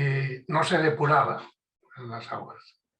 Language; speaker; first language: Spanish; native; Spanish